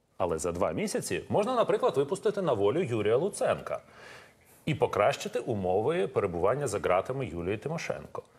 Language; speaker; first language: Ukrainian; native; Ukrainian